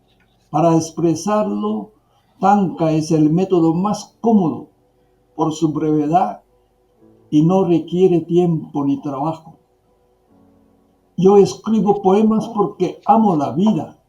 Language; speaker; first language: Spanish; non-native, fluent; Japanese